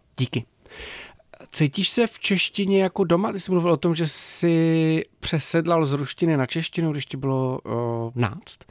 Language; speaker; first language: Czech; native; Czech